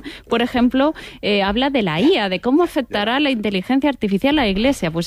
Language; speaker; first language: Spanish; native; Spanish